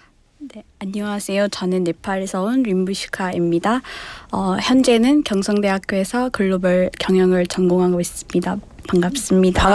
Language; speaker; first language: Korean; non-native, fluent; Nepali